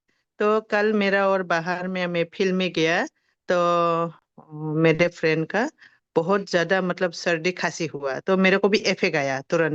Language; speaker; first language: Hindi; non-native, local second language; Assamese